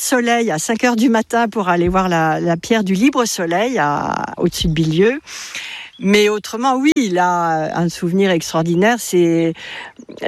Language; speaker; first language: French; native; French